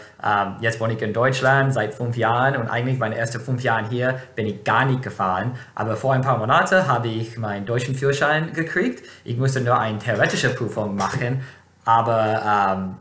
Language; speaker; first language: German; non-native, fluent; English